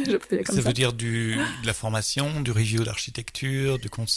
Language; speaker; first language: French; native; French